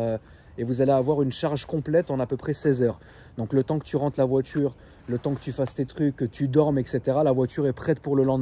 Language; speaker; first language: French; native; French